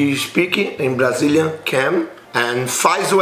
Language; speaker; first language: English; non-native, learner; Portuguese